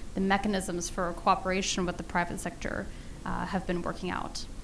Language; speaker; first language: English; native; English